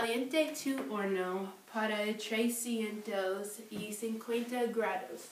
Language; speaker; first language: Spanish; non-native, learner; English